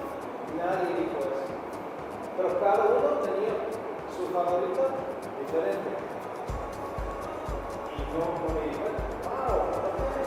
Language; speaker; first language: Spanish; non-native, fluent; English